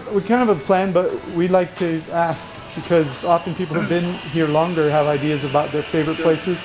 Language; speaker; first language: English; native; English